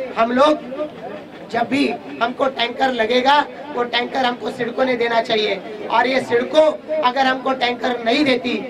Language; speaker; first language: Hindi; non-native, local second language; Marathi